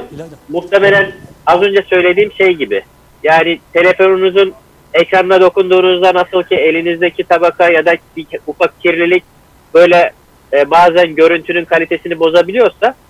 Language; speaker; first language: Turkish; native; Turkish